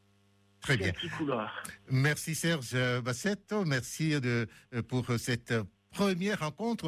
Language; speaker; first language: French; native; French